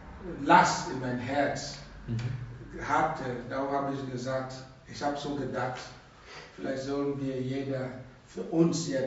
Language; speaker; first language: German; non-native, learner; Russian